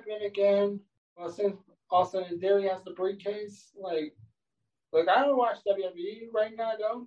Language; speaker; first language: English; native; English